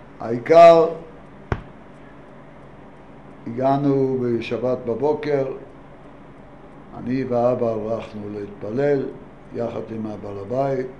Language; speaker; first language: Hebrew; non-native, fluent; Yiddish